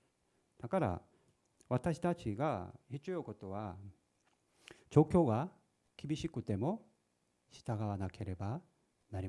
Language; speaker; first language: Japanese; non-native, fluent; Korean